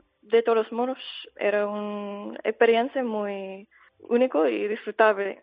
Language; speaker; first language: Spanish; non-native, learner; English